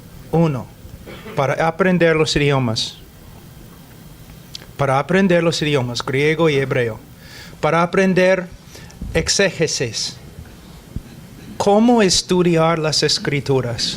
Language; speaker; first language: Spanish; non-native, fluent; English